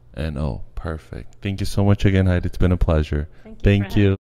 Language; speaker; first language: English; non-native, fluent; Portuguese